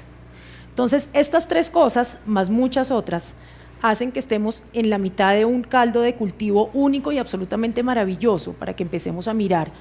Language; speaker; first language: Spanish; native; Spanish